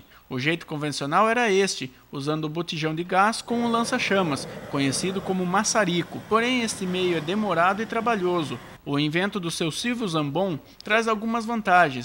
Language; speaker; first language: Portuguese; native; Portuguese